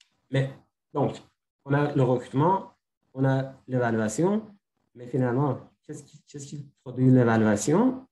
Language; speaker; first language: French; non-native, fluent; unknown